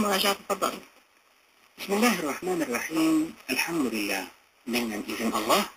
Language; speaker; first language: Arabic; non-native, fluent; Malay